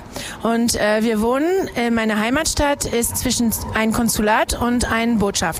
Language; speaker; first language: German; non-native, fluent; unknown